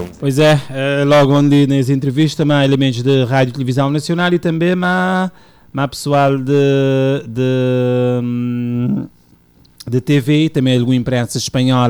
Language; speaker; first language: Portuguese; non-native, local second language; Kabuverdianu